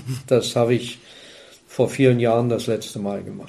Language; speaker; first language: German; native; German